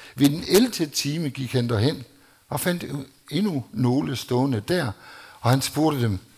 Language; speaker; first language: Danish; native; Danish